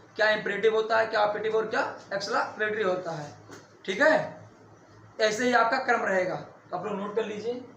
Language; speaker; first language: Hindi; native; Hindi